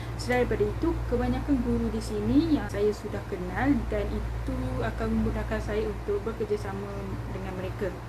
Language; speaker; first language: Malay; native; Malay